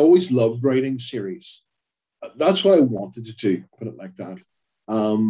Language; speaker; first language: English; native; English